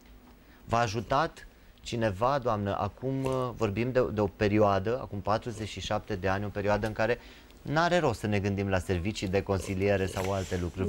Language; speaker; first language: Romanian; native; Romanian